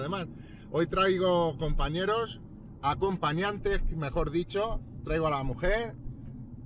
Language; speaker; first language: Spanish; native; Spanish